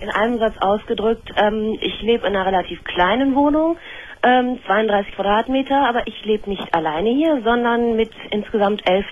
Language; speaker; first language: German; native; German